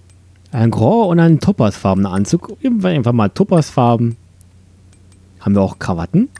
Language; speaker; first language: German; native; German